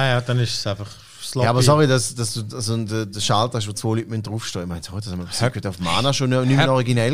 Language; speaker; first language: German; native; German